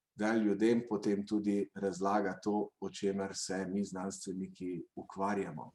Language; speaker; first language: Slovenian; native; Slovenian